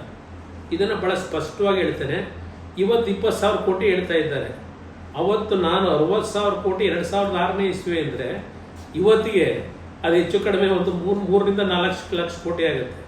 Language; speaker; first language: Kannada; native; Kannada